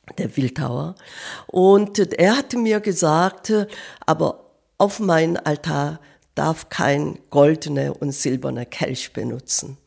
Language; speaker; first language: German; non-native, learner; Korean